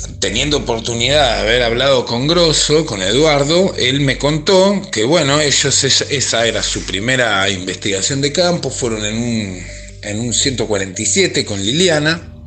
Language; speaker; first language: Spanish; native; Spanish